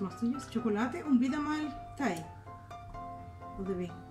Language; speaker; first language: German; non-native, learner; Spanish